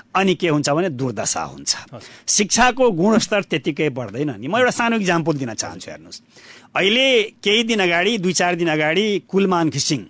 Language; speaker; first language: Nepali; non-native, local second language; Bhojpuri